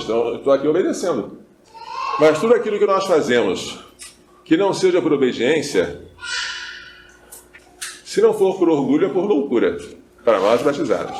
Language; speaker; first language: Portuguese; native; Portuguese